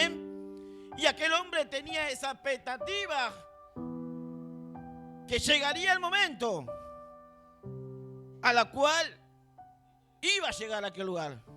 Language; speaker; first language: Spanish; native; Spanish